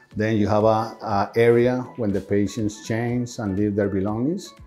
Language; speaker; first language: English; non-native, fluent; Spanish